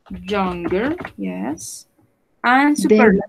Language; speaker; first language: English; non-native, fluent; Spanish